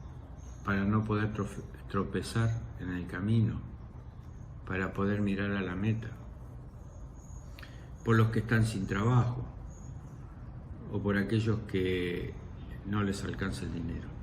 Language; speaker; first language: Spanish; native; Spanish